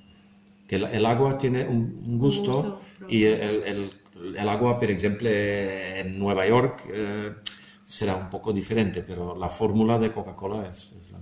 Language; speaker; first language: Spanish; non-native, fluent; Dutch